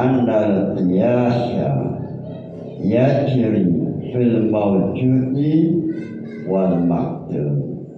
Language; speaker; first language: Arabic; non-native, fluent; Javanese